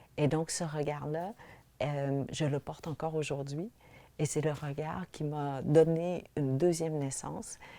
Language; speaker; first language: French; early bilingual, other home language; Vietnamese